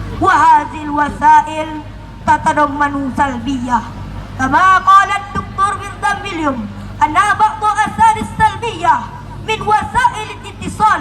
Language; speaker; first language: Arabic; non-native, learner; Indonesian